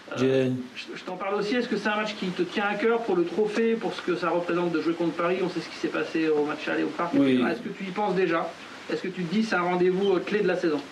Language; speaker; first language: French; native; French